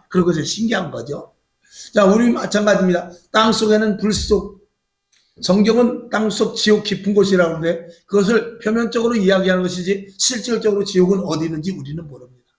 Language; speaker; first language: Korean; native; Korean